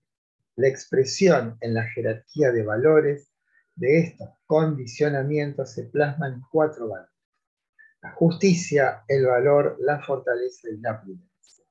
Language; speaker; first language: Spanish; native; Spanish